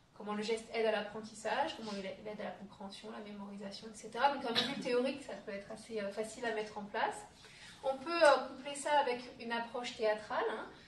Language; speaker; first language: French; native; French